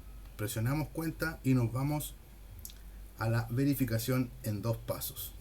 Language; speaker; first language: Spanish; native; Spanish